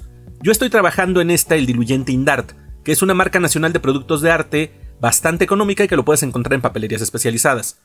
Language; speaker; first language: Spanish; native; Spanish